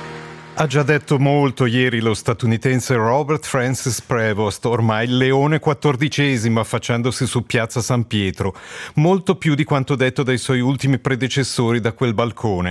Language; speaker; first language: Italian; native; Italian